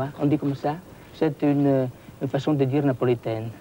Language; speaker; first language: French; non-native, fluent; Italian